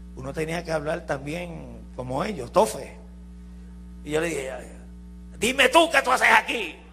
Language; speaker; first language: Spanish; early bilingual, heritage; Spanish